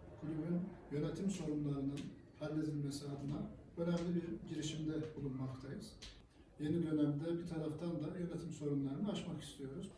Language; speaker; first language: Turkish; native; Turkish